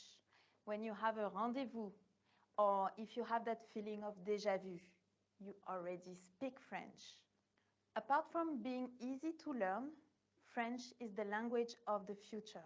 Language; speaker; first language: English; non-native, fluent; French